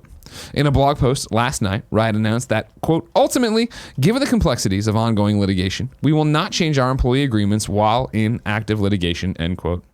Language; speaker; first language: English; native; English